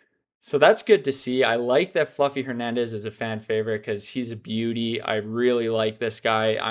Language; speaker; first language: English; native; English